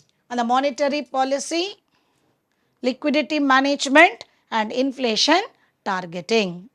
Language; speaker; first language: English; non-native, local second language; Tamil